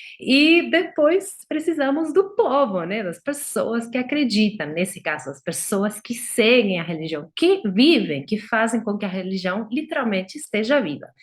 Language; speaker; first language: Portuguese; non-native, fluent; Spanish